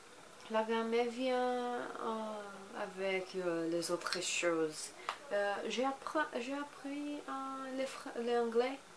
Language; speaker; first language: French; non-native, learner; Portuguese